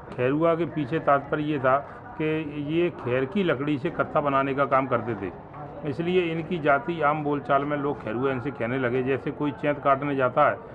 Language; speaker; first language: Hindi; native; Hindi